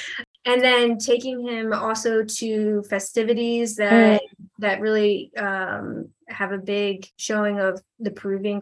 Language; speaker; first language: English; native; English